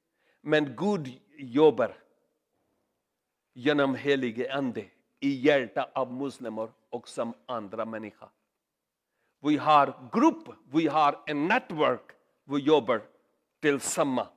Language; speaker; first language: Swedish; non-native, learner; Urdu